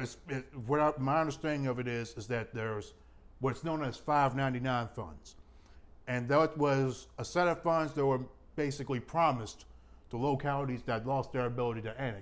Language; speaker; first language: English; native; English